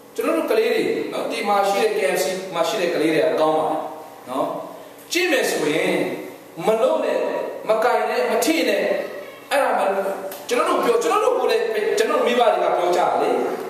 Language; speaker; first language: Burmese; non-native, local second language; Tedim Chin